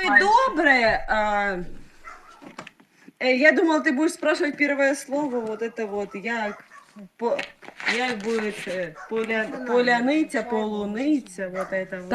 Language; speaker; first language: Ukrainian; non-native, local second language; Russian